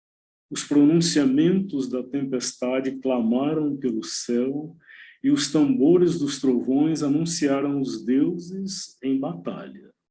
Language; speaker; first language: Portuguese; native; Portuguese